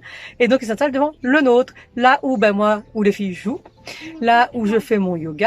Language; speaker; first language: French; native; French